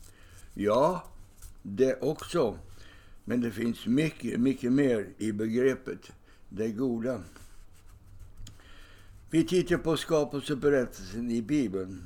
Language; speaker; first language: Swedish; non-native, fluent; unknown